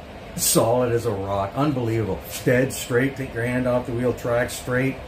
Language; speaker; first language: English; native; English